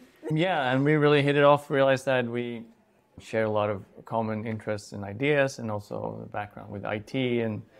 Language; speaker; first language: English; non-native, fluent; Swedish